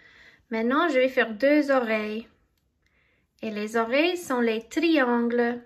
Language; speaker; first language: French; non-native, fluent; English